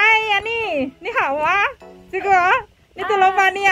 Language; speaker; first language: Chinese; non-native, learner; Indonesian